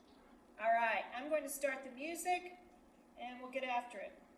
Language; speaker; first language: English; native; English